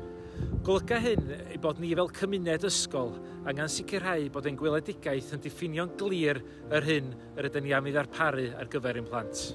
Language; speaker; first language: Welsh; native; Welsh